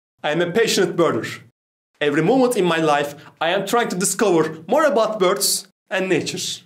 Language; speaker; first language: English; non-native, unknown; Turkish